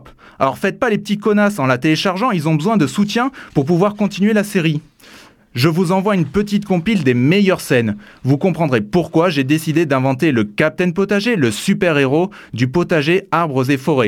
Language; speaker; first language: French; native; French